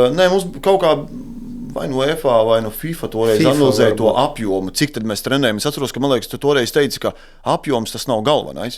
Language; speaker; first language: Latvian; native; Latvian